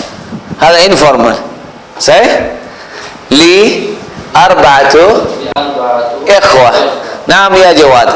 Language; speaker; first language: Arabic; non-native, fluent; Urdu